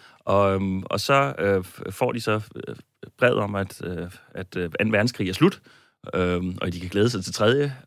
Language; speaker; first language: Danish; native; Danish